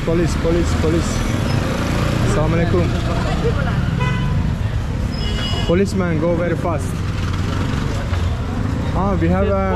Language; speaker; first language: English; non-native, fluent; Azerbaijani